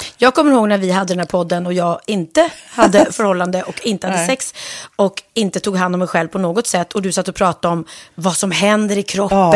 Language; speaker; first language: Swedish; native; Swedish